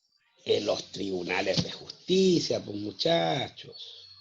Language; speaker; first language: Spanish; native; Spanish